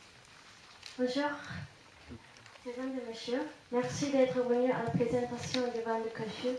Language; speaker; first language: French; non-native, fluent; Japanese